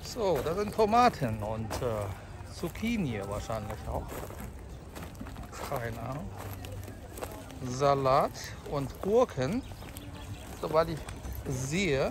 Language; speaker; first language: German; non-native, fluent; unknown